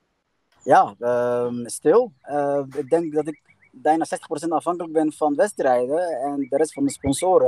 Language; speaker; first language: Dutch; early bilingual, other home language; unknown